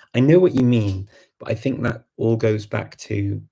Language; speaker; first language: English; native; English